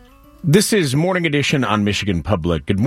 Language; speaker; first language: English; native; English